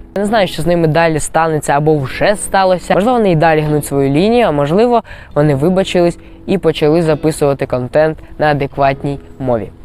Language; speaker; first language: Ukrainian; native; Ukrainian